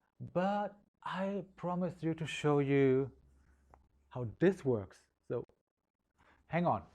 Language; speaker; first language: English; non-native, fluent; German